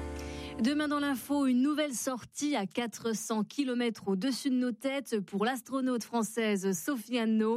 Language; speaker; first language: French; native; French